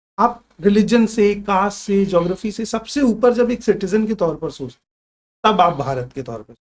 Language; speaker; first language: Hindi; native; Hindi